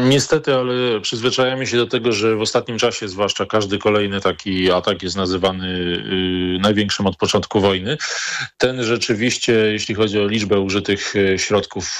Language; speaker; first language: Polish; native; Polish